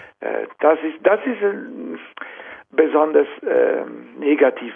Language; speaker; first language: German; non-native, fluent; Italian